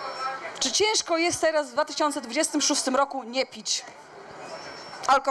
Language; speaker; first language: Polish; native; Polish